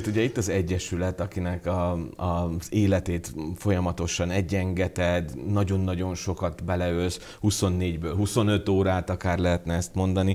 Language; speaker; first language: Hungarian; native; Hungarian